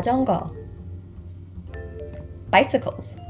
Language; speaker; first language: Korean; non-native, fluent; English